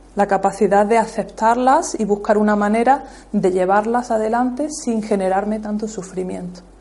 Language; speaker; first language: Spanish; native; Spanish